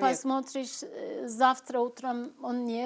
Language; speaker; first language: Russian; non-native, learner; Turkish